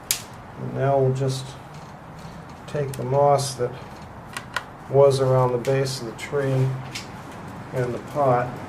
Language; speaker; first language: English; native; English